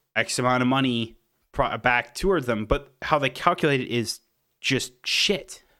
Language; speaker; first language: English; native; English